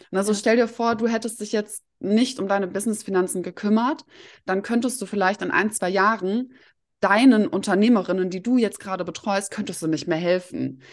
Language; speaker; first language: German; early bilingual, other home language; Russian